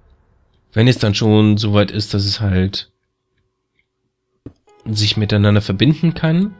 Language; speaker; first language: German; native; German